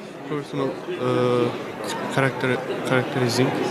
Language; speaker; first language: English; non-native, learner; Turkish